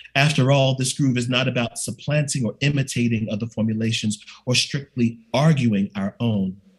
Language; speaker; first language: English; native; English